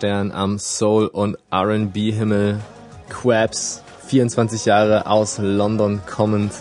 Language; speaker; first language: German; native; German